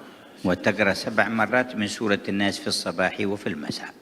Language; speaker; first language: Arabic; native; Arabic